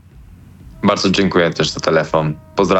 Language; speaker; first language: Polish; non-native, learner; Spanish